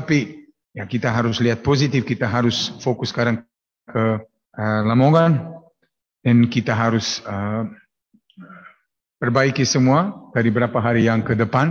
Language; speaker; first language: Indonesian; non-native, fluent; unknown